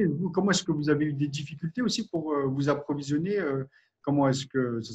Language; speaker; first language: French; native; French